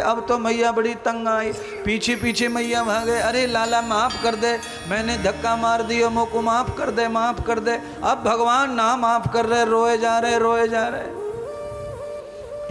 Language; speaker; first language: Hindi; native; Hindi